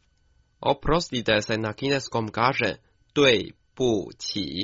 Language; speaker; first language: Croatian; non-native, fluent; Chinese